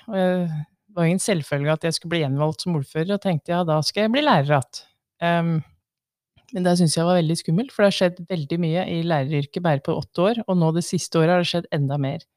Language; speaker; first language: Norwegian; native; Norwegian